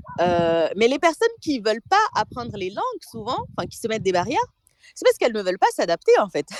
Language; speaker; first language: French; non-native, local second language; Malagasy